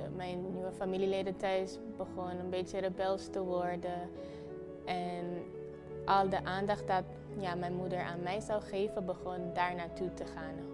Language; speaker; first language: Dutch; non-native, local second language; Papiamento